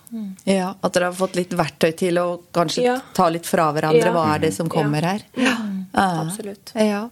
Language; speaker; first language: Norwegian; non-native, fluent; German